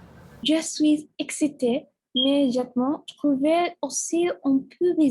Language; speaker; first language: French; non-native, learner; English